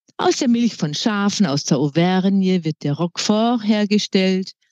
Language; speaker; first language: German; native; German